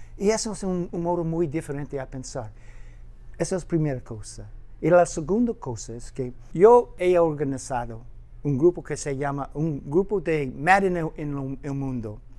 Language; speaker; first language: Spanish; non-native, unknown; English